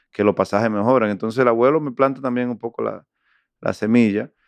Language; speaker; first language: Spanish; native; Spanish